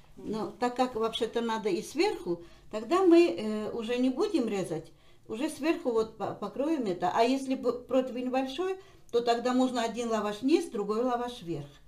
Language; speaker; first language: Russian; non-native, local second language; Armenian